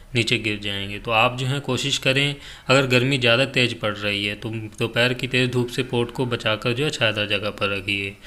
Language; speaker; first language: Hindi; native; Hindi